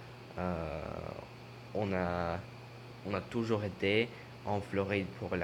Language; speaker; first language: French; non-native, learner; English